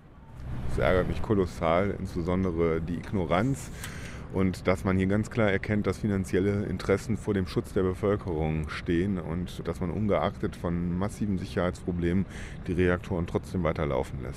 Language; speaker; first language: German; native; German